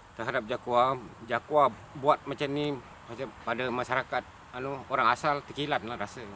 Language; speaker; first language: Malay; non-native, local second language; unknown